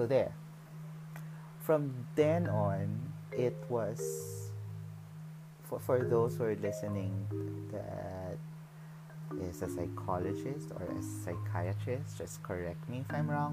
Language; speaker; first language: English; non-native, local second language; Filipino